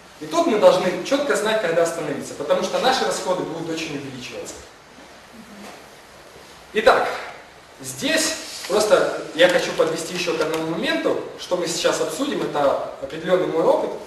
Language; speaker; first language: Russian; non-native, local second language; Ukrainian